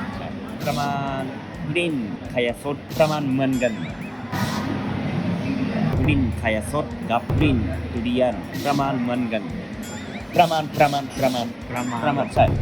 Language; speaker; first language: Thai; non-native, learner; Japanese